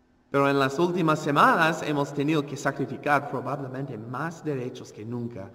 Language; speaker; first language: Spanish; non-native, fluent; English